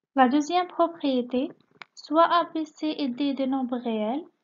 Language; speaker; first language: French; non-native, local second language; Arabic